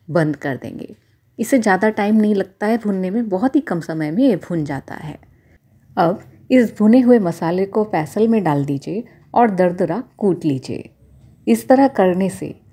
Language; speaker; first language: Hindi; native; Hindi